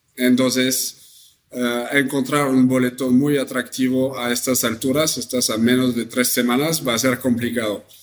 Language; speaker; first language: Spanish; non-native, fluent; French